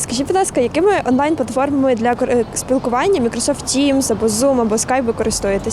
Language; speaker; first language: Ukrainian; native; Ukrainian